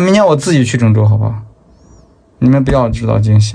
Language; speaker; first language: Chinese; native; Chinese